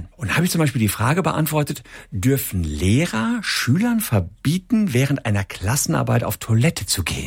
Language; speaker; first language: German; native; German